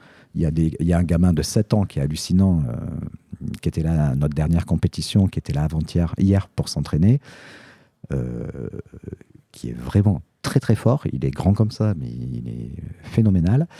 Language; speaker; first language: French; native; French